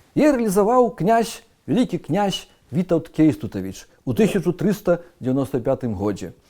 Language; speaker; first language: Belarusian; native; Belarusian